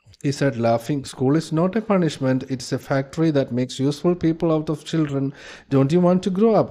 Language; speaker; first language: English; non-native, local second language; Malayalam